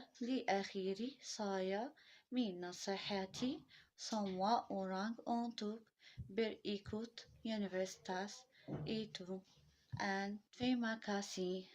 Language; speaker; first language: Indonesian; non-native, learner; Arabic